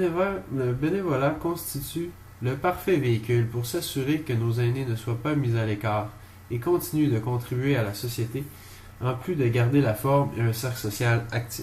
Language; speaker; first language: French; native; French